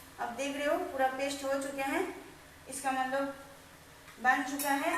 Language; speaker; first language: Hindi; non-native, local second language; Marathi